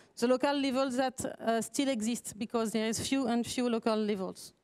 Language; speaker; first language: English; non-native, fluent; French